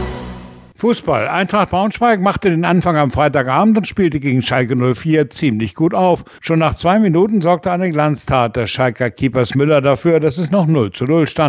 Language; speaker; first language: German; native; German